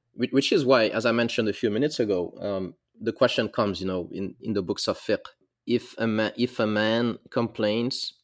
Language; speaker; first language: English; non-native, fluent; Arabic